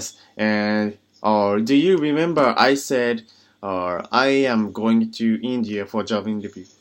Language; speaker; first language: English; non-native, learner; Japanese